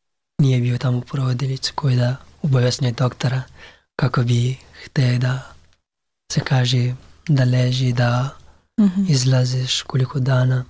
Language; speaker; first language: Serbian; non-native, learner; Pashto